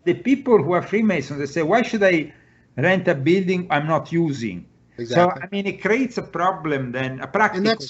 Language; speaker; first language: English; non-native, fluent; Italian